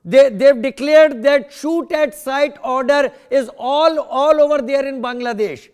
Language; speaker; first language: English; non-native, local second language; Hindi